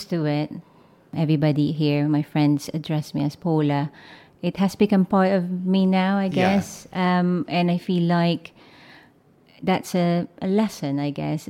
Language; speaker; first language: English; non-native, local second language; Filipino